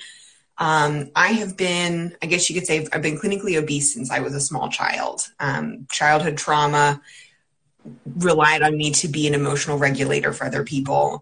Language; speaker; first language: English; native; English